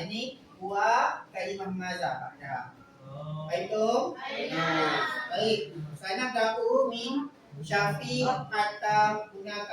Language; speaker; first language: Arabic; non-native, learner; Malay